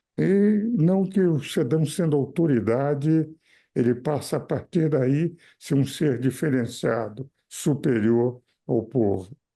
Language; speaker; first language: Portuguese; native; Portuguese